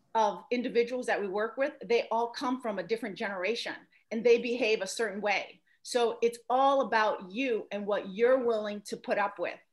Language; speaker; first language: English; native; English